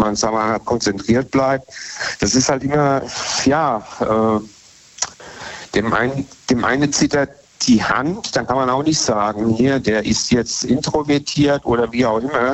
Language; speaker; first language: German; native; German